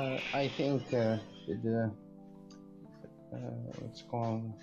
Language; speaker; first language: English; non-native, learner; Arabic